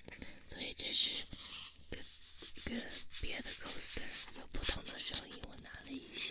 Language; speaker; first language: Chinese; early bilingual, heritage; Chinese